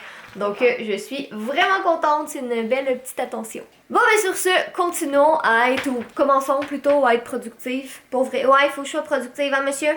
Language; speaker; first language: French; native; French